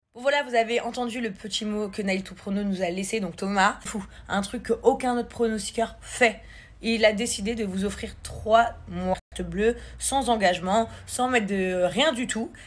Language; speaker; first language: French; native; French